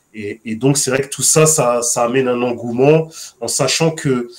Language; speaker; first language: French; native; French